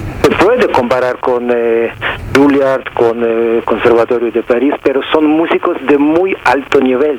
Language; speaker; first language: Spanish; non-native, fluent; Russian